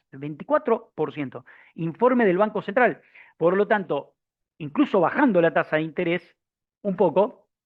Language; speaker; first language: Spanish; native; Spanish